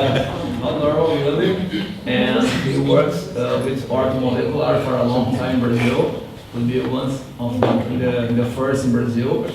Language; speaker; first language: English; non-native, learner; Portuguese